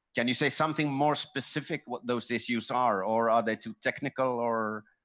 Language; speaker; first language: English; non-native, fluent; Swedish